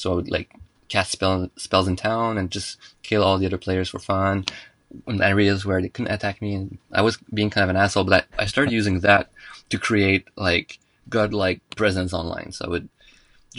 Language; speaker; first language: English; non-native, fluent; French